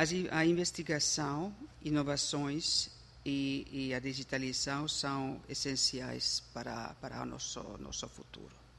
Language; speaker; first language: Portuguese; non-native, learner; Finnish